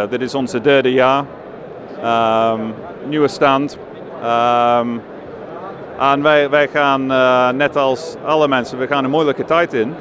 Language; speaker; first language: Dutch; non-native, fluent; English